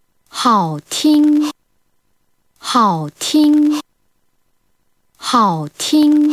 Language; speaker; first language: Chinese; non-native, learner; Korean